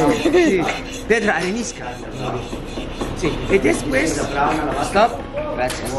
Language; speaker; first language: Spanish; non-native, learner; Arabic